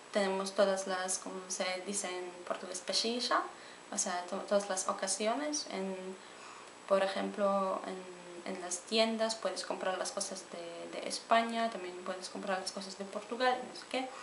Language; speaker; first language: Spanish; non-native, fluent; Polish